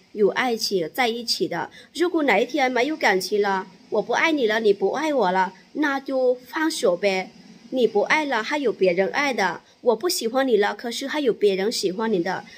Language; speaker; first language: Chinese; non-native, fluent; Lao